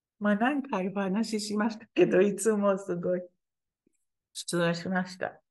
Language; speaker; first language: Japanese; non-native, fluent; Hebrew